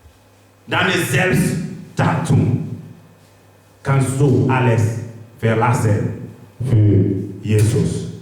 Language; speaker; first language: German; non-native, learner; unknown